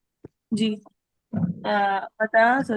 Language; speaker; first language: Arabic; non-native, learner; Urdu